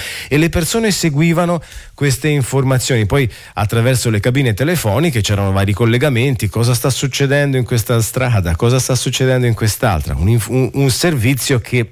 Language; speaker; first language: Italian; native; Italian